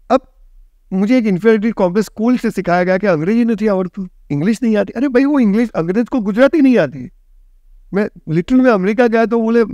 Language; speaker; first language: Hindi; non-native, local second language; Gujarati